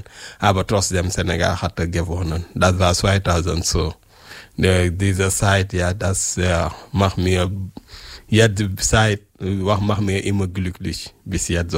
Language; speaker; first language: German; non-native, learner; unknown